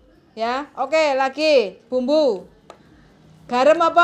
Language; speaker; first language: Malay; non-native, local second language; Javanese